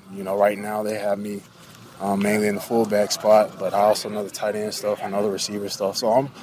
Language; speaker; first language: English; native; English